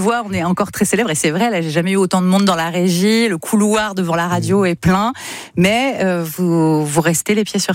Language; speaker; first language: French; native; French